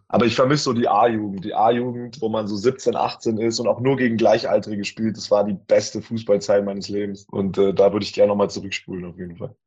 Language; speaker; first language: German; native; German